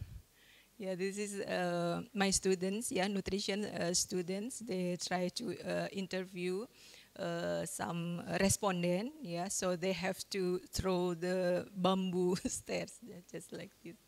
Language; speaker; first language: English; non-native, fluent; Indonesian